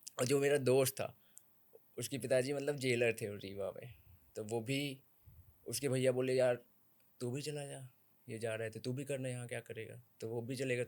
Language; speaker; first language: Hindi; native; Hindi